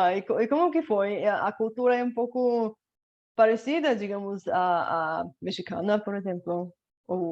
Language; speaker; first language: Portuguese; non-native, learner; Bulgarian